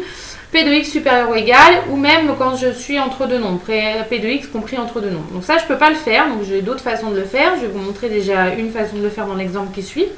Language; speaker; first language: French; native; French